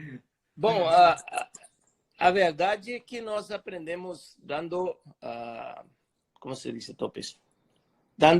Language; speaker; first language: Portuguese; non-native, fluent; Spanish